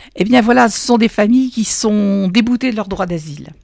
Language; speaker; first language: French; native; French